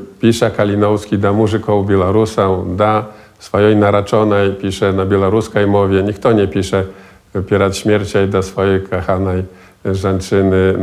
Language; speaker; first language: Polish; non-native, local second language; Belarusian